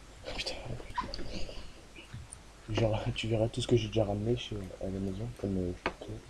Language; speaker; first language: French; native; French